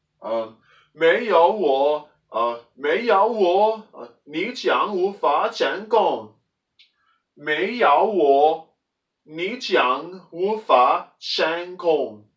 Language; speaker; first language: Chinese; non-native, learner; English